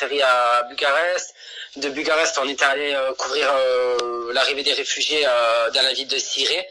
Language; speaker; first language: French; native; French